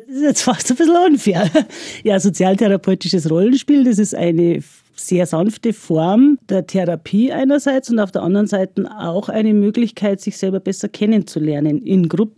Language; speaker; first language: German; native; German